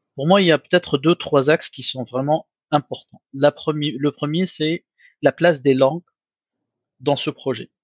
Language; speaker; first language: French; non-native, local second language; Arabic